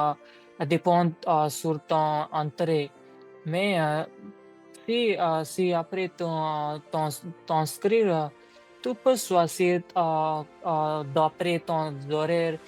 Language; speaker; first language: French; non-native, learner; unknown